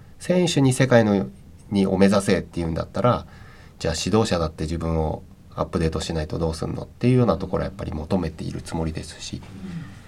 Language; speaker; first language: Japanese; native; Japanese